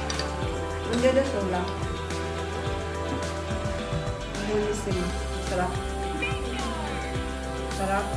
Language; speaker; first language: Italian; non-native, fluent; Filipino